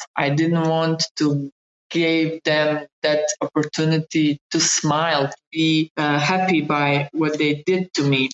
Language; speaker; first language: English; non-native, fluent; Bosnian